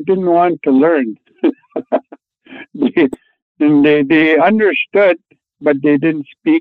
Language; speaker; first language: English; non-native, fluent; Cree